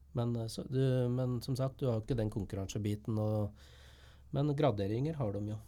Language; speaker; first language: Norwegian; native; Norwegian